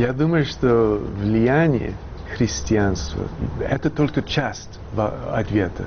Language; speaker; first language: Russian; non-native, fluent; English